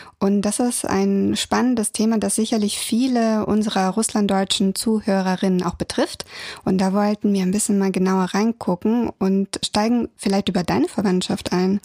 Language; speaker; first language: German; early bilingual, other home language; Russian